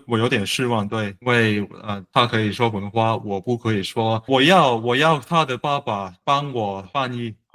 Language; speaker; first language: Chinese; non-native, learner; English